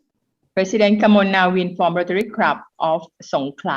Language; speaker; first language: English; non-native, learner; Thai